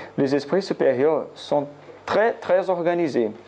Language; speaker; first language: French; non-native, learner; Portuguese